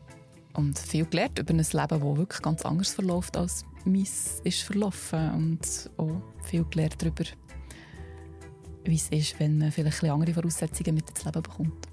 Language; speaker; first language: German; native; German